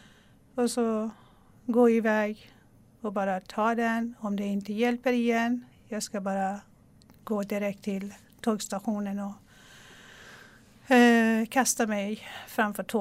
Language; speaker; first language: Swedish; non-native, local second language; Persian